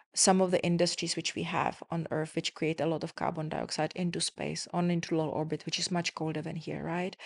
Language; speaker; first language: English; non-native, fluent; Czech